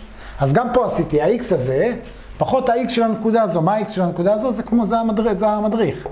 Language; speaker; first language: Hebrew; native; Hebrew